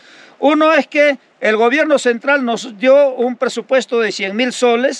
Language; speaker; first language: Spanish; native; Spanish